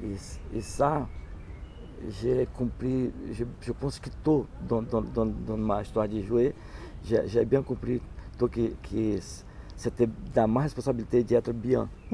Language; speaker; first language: French; non-native, learner; Portuguese